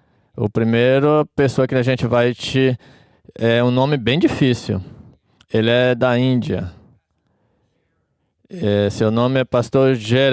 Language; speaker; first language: Portuguese; non-native, fluent; English